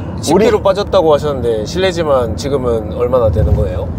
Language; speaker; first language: Korean; native; Korean